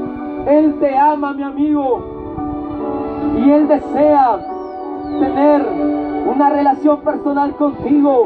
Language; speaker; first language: Spanish; native; Spanish